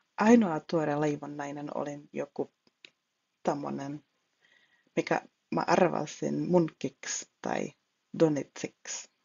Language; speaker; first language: Finnish; non-native, fluent; Czech